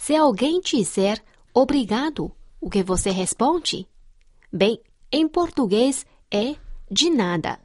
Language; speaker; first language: Portuguese; non-native, fluent; Chinese